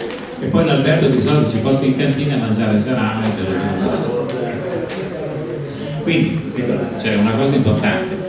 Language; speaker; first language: Italian; native; Italian